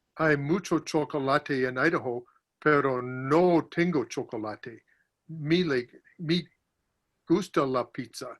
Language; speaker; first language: Spanish; non-native, learner; English